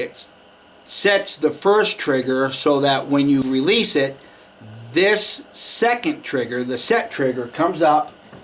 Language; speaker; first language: English; native; English